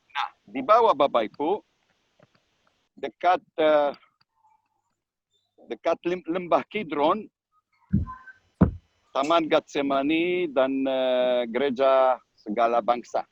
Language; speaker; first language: Indonesian; non-native, learner; Hebrew